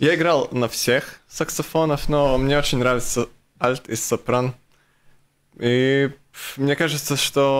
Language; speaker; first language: Russian; non-native, local second language; Latvian